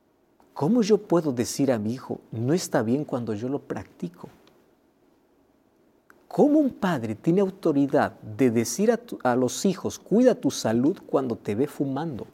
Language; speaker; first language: Spanish; native; Spanish